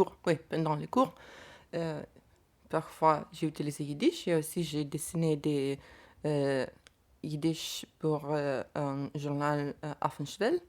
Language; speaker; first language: French; non-native, learner; Lithuanian